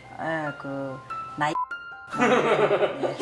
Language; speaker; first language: Korean; non-native, learner; Vietnamese